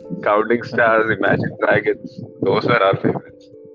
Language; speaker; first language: English; early bilingual, other home language; Malayalam